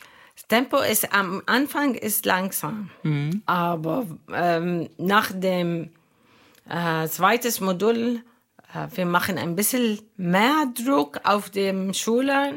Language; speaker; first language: German; non-native, learner; Arabic